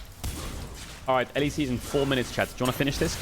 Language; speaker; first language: English; native; English